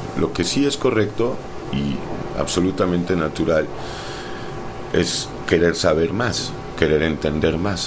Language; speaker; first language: Spanish; native; Spanish